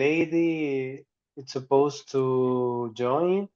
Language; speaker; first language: English; non-native, learner; Spanish